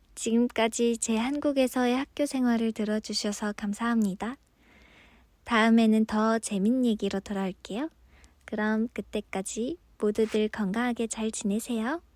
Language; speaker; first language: Korean; early bilingual, other home language; Mongolian